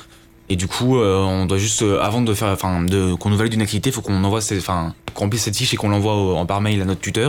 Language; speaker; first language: French; native; French